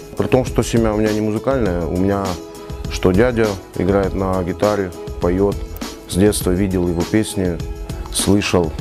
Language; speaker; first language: Russian; non-native, local second language; Ossetic